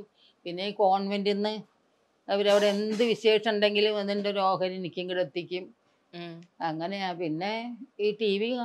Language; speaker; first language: Malayalam; native; Malayalam